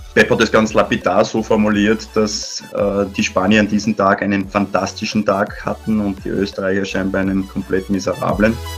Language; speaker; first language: German; native; German